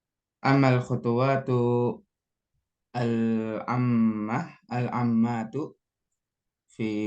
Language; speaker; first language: Arabic; non-native, learner; Indonesian